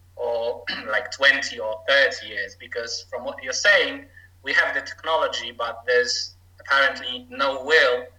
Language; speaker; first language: English; non-native, fluent; Polish